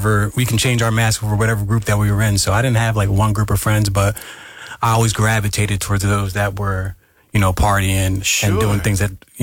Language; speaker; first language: English; native; English